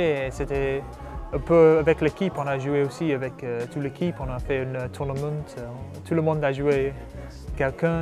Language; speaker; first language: French; non-native, learner; English